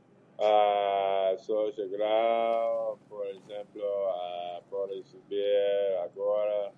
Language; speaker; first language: Portuguese; non-native, fluent; English